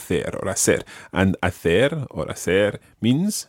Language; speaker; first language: Spanish; non-native, fluent; English